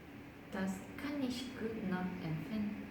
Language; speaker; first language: German; non-native, learner; Korean